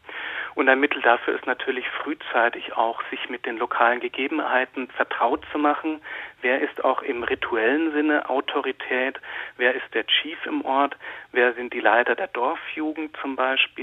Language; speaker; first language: German; native; German